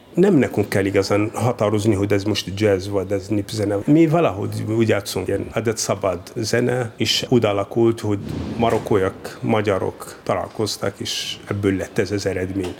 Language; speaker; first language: Hungarian; non-native, fluent; Arabic